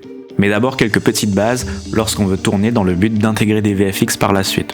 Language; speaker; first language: French; native; French